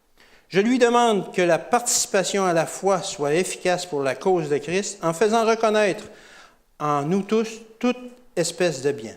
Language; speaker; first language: French; native; French